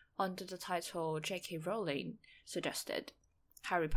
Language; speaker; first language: English; non-native, fluent; Chinese